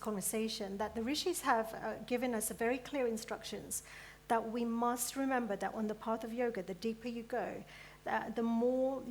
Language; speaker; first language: English; early bilingual, other home language; Gujarati